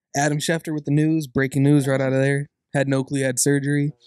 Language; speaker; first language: English; native; English